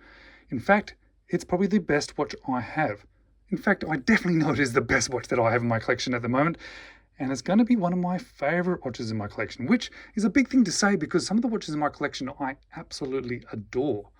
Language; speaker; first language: English; native; English